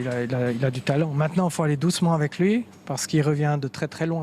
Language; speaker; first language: French; native; French